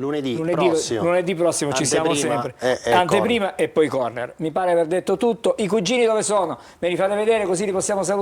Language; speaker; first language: Italian; native; Italian